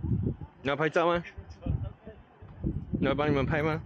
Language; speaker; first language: Chinese; native; Chinese